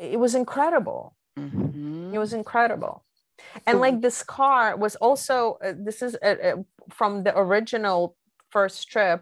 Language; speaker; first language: English; native; English